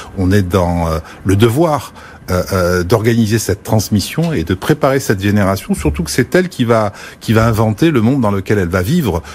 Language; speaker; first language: French; early bilingual, other home language; Arabic